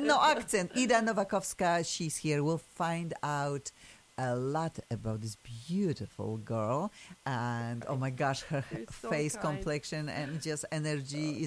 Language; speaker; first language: English; non-native, fluent; Polish